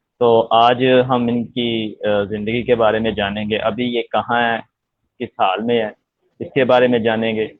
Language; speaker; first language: Urdu; non-native, local second language; Punjabi